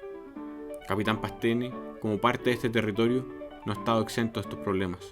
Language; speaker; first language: Spanish; native; Spanish